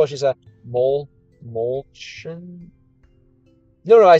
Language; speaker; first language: Russian; non-native, learner; English